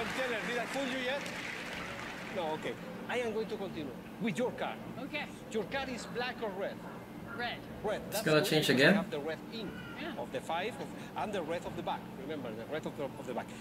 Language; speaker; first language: English; non-native, fluent; Spanish